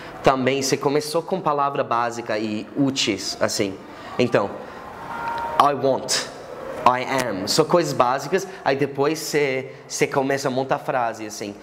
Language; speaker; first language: Portuguese; non-native, fluent; English